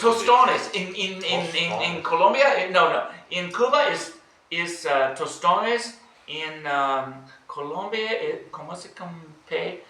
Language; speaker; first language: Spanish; non-native, learner; English